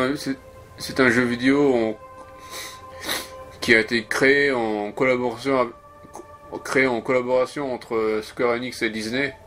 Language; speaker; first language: French; non-native, fluent; Japanese